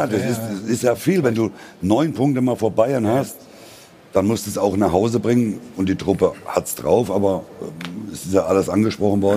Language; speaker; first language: German; native; German